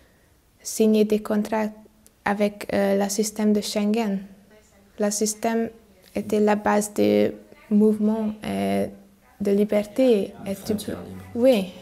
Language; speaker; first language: French; non-native, learner; Hungarian